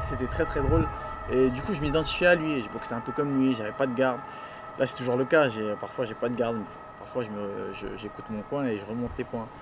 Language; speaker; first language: French; early bilingual, other home language; Duala